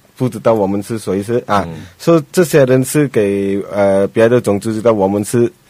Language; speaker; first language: Chinese; non-native, local second language; Punjabi